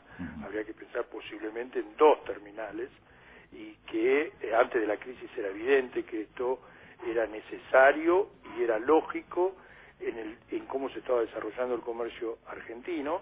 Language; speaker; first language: Spanish; native; Spanish